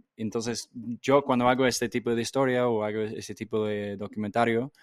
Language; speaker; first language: Spanish; non-native, fluent; English